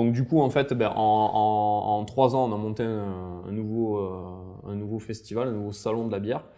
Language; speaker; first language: French; native; French